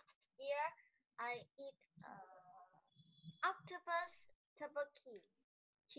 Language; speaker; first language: English; non-native, learner; Vietnamese